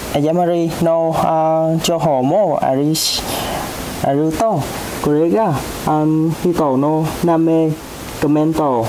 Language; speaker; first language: Japanese; non-native, learner; Vietnamese